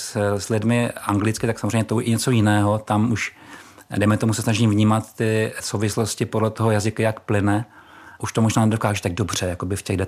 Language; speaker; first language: Czech; native; Czech